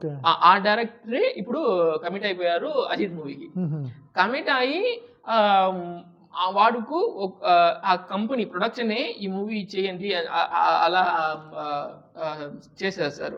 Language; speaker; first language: Telugu; non-native, learner; Tamil